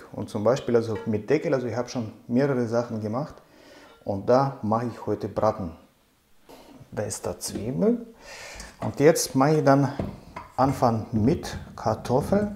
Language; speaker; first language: German; non-native, fluent; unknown